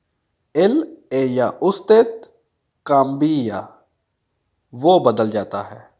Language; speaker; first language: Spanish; non-native, fluent; Urdu